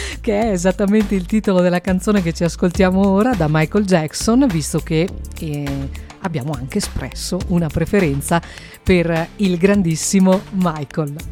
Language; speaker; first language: Italian; native; Italian